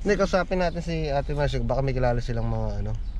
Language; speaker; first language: Filipino; native; Filipino